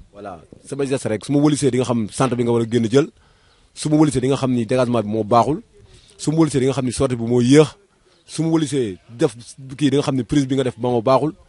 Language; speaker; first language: Wolof; native; Wolof